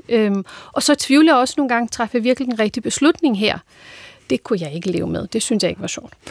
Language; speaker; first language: Danish; non-native, fluent; Portuguese